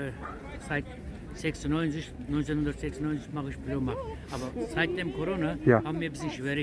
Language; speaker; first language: German; non-native, learner; Turkish